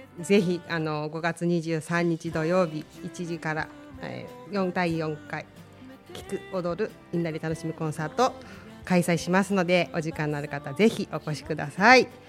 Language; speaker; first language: Japanese; native; Japanese